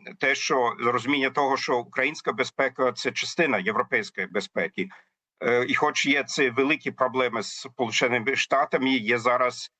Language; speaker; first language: Ukrainian; non-native, fluent; German